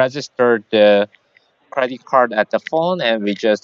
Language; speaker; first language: English; non-native, learner; Korean